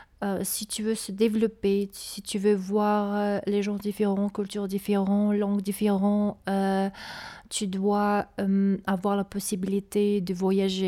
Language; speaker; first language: French; non-native, learner; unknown